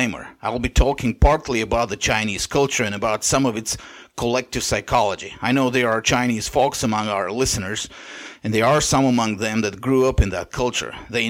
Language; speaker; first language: English; non-native, fluent; Bulgarian